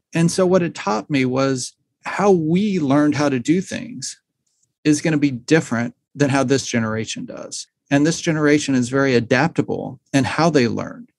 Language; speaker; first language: English; native; English